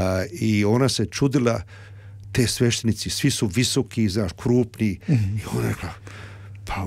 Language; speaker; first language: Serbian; early bilingual, heritage; Croatian